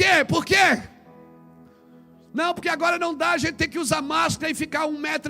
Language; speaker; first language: Portuguese; native; Portuguese